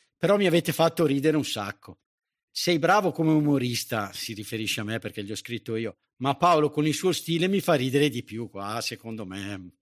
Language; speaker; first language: Italian; native; Italian